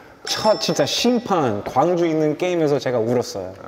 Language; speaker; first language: Korean; non-native, learner; English